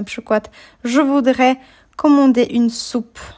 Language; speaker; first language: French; non-native, fluent; Polish